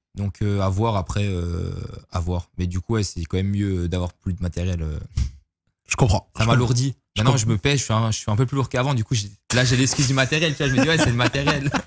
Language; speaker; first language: French; native; French